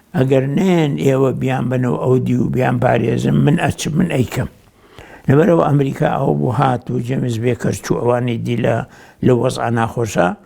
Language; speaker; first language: Central Kurdish; native; Central Kurdish